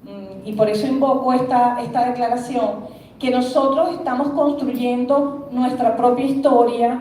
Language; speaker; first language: Spanish; native; Spanish